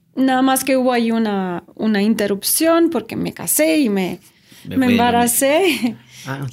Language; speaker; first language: Spanish; non-native, fluent; Romanian